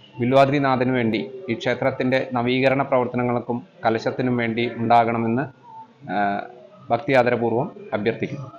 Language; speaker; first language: Malayalam; native; Malayalam